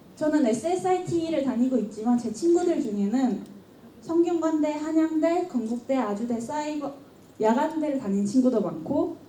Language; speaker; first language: Korean; native; Korean